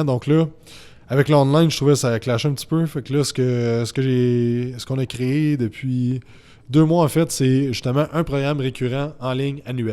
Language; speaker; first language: French; native; French